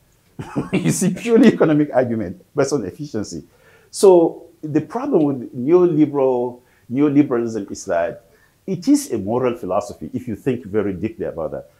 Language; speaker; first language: English; non-native, local second language; Hausa